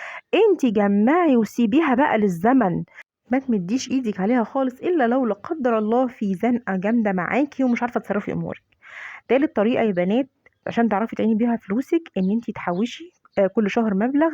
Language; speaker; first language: Arabic; native; Arabic